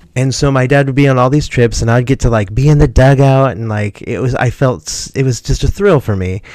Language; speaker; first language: English; native; English